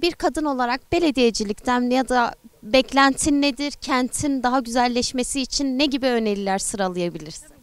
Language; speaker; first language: Turkish; native; Turkish